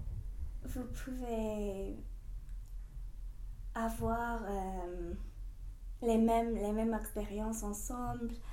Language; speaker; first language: French; non-native, fluent; English